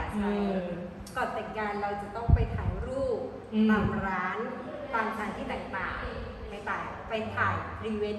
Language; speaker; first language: Thai; native; Thai